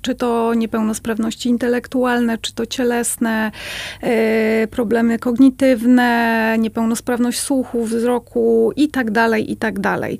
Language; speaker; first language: Polish; native; Polish